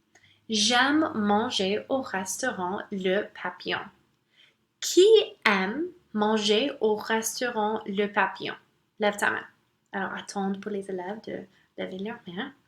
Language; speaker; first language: French; non-native, local second language; English